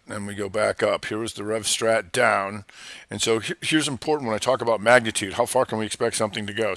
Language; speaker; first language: English; native; English